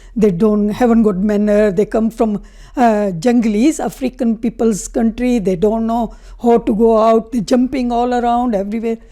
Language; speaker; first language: English; non-native, local second language; Punjabi